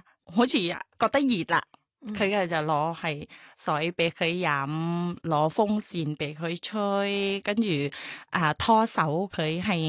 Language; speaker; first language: Cantonese; non-native, learner; Thai